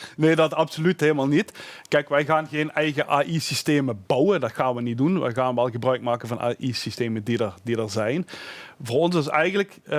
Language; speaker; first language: Dutch; native; Dutch